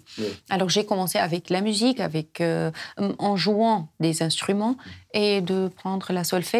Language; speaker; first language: French; non-native, fluent; Arabic